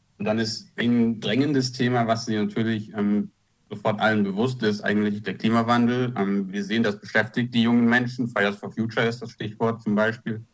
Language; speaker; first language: German; native; German